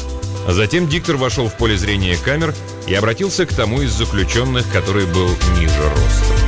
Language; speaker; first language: Russian; native; Russian